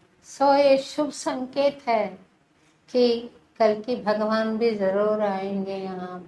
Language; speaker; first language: Hindi; non-native, local second language; Telugu